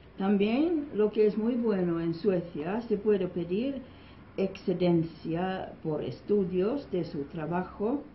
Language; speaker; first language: Spanish; non-native, fluent; Finnish